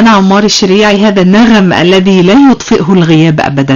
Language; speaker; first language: Arabic; native; Arabic